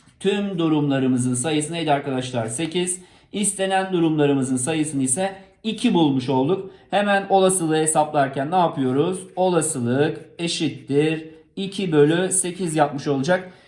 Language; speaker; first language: Turkish; native; Turkish